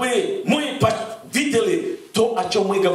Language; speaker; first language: Russian; non-native, fluent; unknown